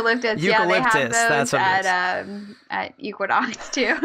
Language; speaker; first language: English; native; English